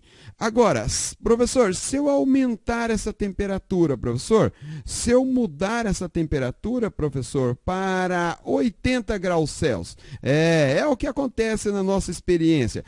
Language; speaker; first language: Portuguese; native; Portuguese